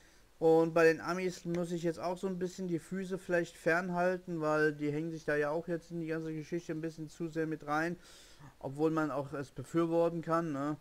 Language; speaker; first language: German; native; German